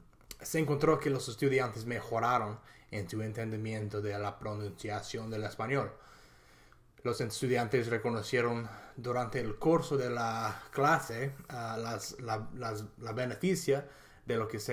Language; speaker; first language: Spanish; non-native, fluent; English